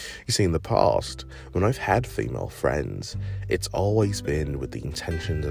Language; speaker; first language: English; native; English